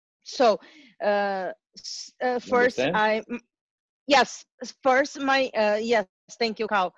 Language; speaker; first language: English; non-native, learner; Portuguese